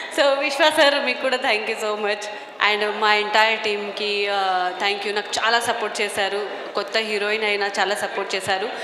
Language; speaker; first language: Telugu; non-native, fluent; Marathi